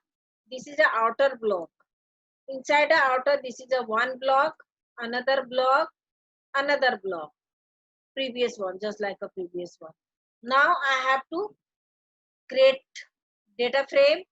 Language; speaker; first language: English; non-native, local second language; Hindi